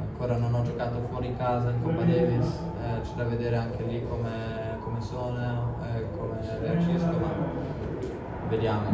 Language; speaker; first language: Italian; non-native, local second language; German